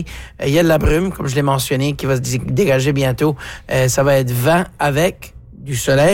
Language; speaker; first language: French; native; French